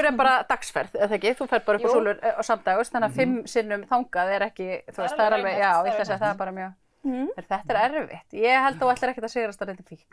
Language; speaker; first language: Icelandic; native; Icelandic